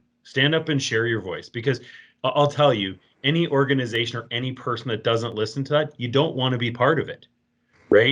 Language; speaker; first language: English; native; English